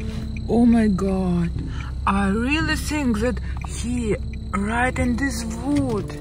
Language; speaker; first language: English; non-native, learner; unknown